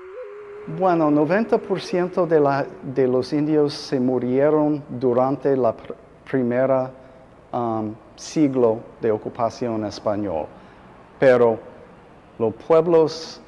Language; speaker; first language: Spanish; non-native, fluent; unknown